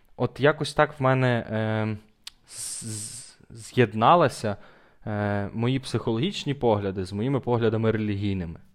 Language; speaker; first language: Ukrainian; native; Ukrainian